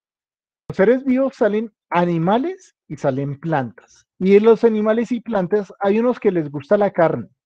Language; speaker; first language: Spanish; native; Spanish